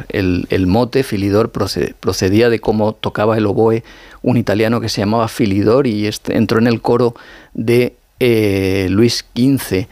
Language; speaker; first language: Spanish; native; Spanish